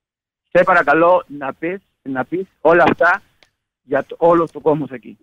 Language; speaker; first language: Greek; non-native, learner; Spanish